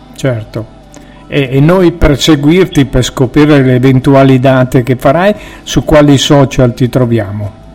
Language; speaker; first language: Italian; native; Italian